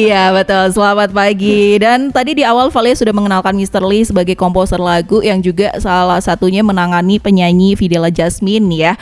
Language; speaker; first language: Indonesian; native; Indonesian